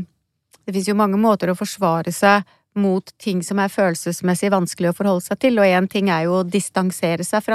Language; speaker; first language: Norwegian; native; Norwegian